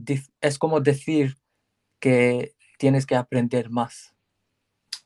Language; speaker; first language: Spanish; non-native, learner; English